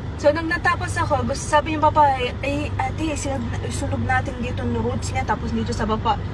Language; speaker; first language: Filipino; early bilingual, heritage; Arabic